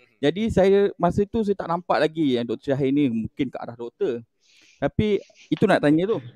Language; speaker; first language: Malay; native; Malay